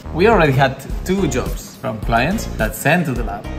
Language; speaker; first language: English; non-native, fluent; Spanish